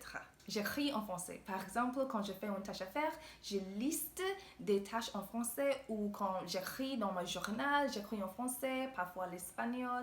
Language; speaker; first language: French; non-native, learner; English